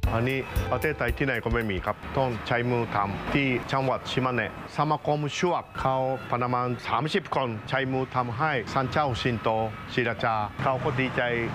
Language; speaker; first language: Thai; non-native, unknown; Japanese